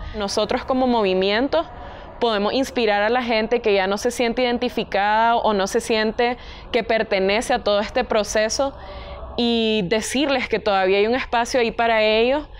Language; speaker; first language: Spanish; native; Spanish